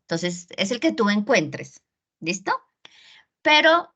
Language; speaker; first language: Spanish; native; Spanish